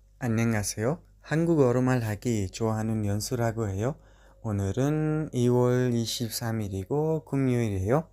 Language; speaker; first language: Korean; non-native, fluent; Persian